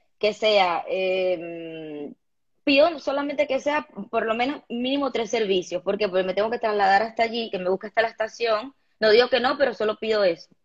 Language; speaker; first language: Spanish; native; Spanish